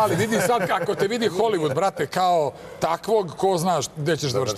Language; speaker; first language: Serbian; native; Serbian